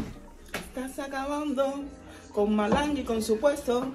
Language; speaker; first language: Spanish; native; Spanish